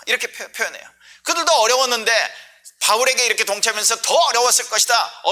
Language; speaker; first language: Korean; native; Korean